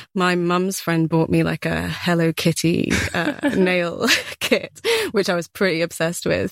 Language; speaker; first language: English; native; English